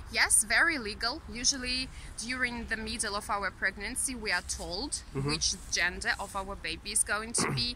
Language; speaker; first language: English; non-native, fluent; Russian